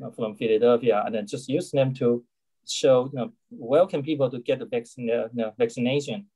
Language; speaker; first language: English; non-native, learner; Chinese